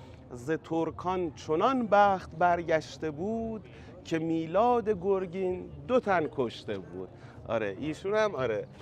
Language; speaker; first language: Persian; native; Persian